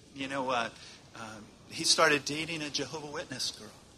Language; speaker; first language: English; native; English